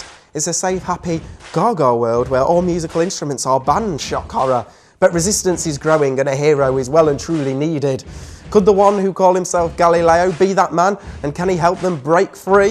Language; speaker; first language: English; native; English